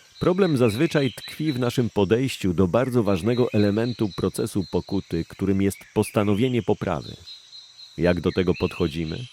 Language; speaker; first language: Polish; native; Polish